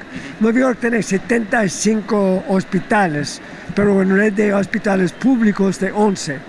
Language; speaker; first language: Spanish; non-native, fluent; English